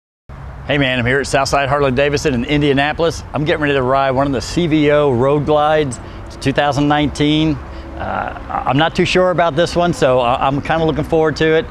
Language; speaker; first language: English; native; English